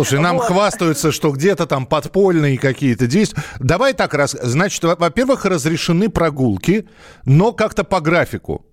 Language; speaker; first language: Russian; native; Russian